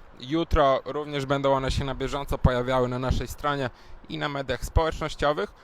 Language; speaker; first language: Polish; native; Polish